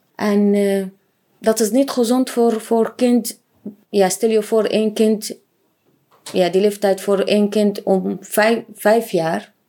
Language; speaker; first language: Dutch; non-native, learner; Arabic